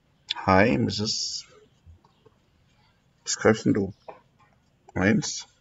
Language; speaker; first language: German; native; German